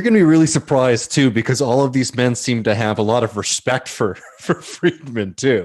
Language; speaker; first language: English; native; English